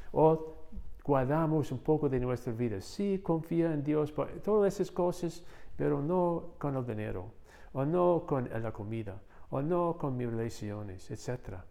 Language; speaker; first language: Spanish; non-native, fluent; English